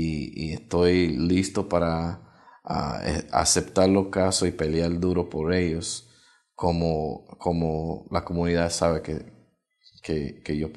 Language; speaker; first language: Spanish; early bilingual, heritage; Spanish